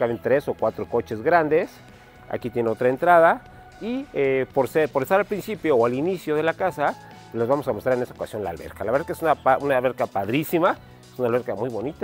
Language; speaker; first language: Spanish; native; Spanish